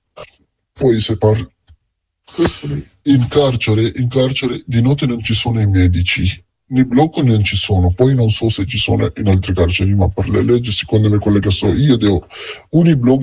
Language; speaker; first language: Italian; non-native, fluent; Arabic